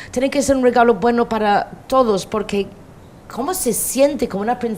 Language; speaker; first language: Spanish; non-native, fluent; English